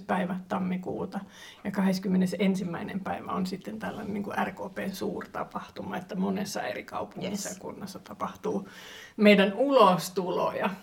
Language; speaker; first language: Finnish; non-native, local second language; Swedish